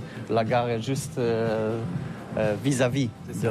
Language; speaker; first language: French; non-native, learner; Polish